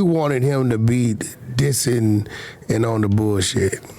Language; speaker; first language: English; native; English